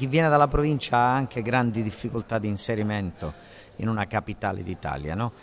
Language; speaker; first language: Italian; native; Italian